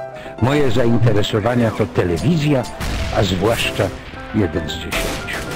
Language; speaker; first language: Polish; native; Polish